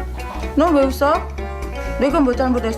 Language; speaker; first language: Korean; non-native, fluent; Indonesian